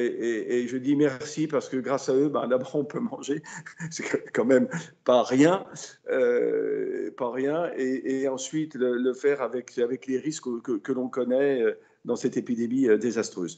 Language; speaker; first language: French; native; French